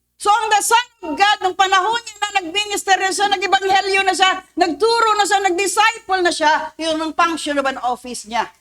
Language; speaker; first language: Filipino; non-native, local second language; Cebuano